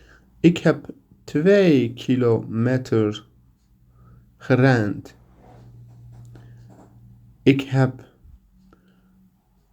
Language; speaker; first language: Dutch; non-native, learner; Turkish